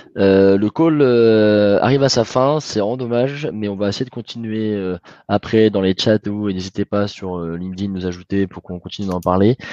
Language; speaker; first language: French; native; French